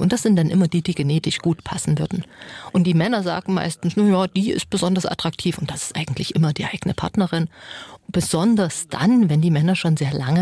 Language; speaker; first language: German; native; German